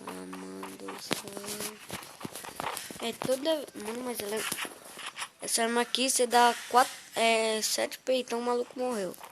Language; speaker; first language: Portuguese; native; Portuguese